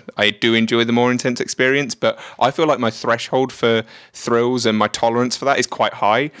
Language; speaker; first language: English; native; English